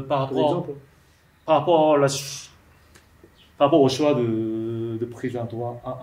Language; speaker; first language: French; non-native, learner; Japanese